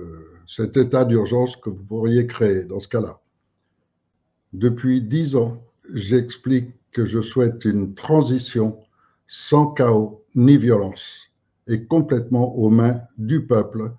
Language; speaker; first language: French; native; French